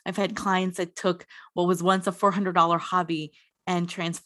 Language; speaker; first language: English; native; English